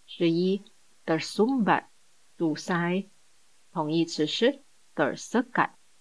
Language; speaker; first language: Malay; non-native, local second language; Chinese